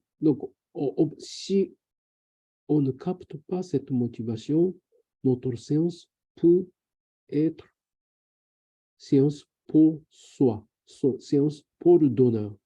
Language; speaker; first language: French; non-native, learner; Japanese